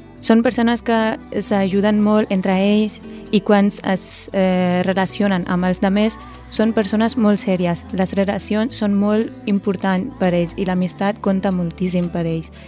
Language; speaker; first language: Catalan; early bilingual, other home language; Punjabi